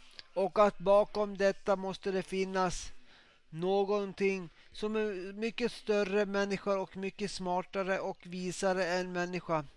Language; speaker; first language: Swedish; non-native, local second language; Finnish